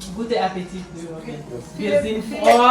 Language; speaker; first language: German; non-native, learner; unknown